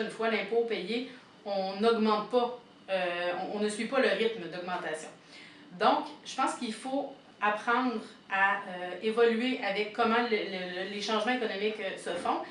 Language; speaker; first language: French; native; French